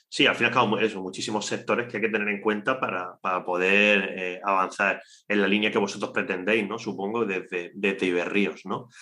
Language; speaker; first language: Spanish; native; Spanish